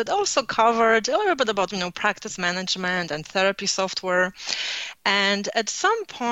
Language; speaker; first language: English; non-native, fluent; Polish